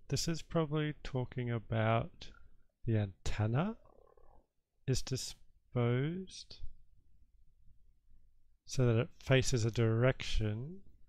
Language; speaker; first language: English; native; English